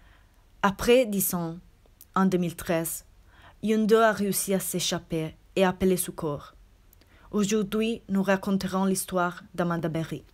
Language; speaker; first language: French; non-native, learner; Italian